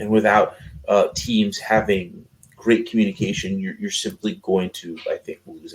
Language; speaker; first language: English; native; English